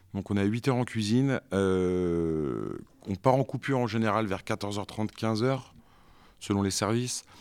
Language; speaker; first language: French; native; French